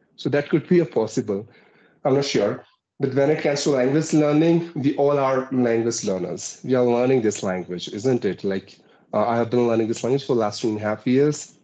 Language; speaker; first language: English; non-native, local second language; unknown